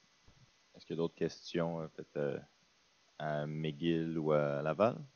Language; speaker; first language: French; non-native, fluent; English